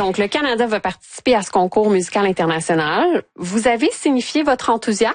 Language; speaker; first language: French; native; French